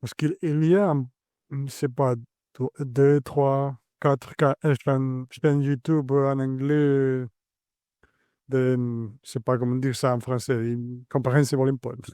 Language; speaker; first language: French; non-native, fluent; Spanish